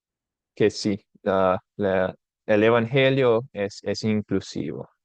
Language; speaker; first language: Spanish; non-native, fluent; English